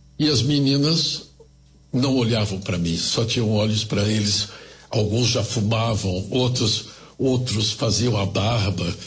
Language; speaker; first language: Portuguese; early bilingual, other home language; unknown